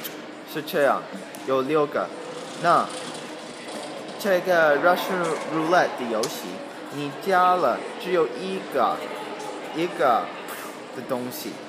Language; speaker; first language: Chinese; non-native, learner; English